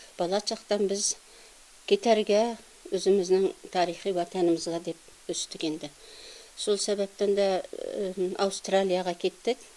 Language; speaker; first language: Tatar; early bilingual, heritage; Tatar